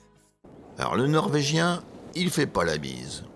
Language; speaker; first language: French; native; French